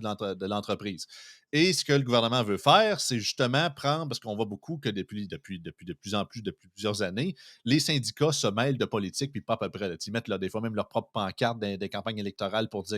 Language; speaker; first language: French; native; French